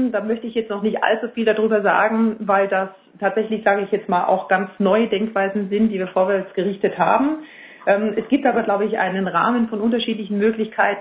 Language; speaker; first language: German; native; German